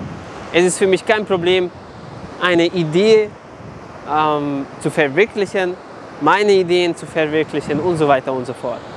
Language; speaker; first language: German; non-native, fluent; Serbian